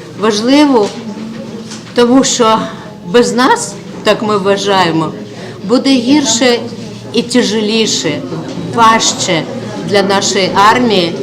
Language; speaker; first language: Ukrainian; non-native, local second language; Russian